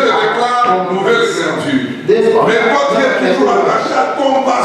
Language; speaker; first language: French; non-native, local second language; Lingala